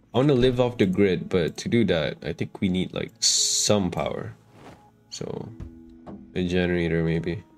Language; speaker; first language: English; non-native, local second language; Malay